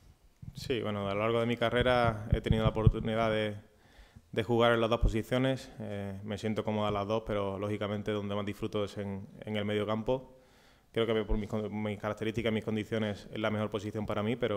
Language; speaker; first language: Spanish; native; Spanish